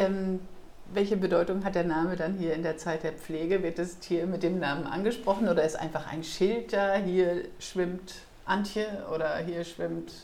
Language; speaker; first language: German; native; German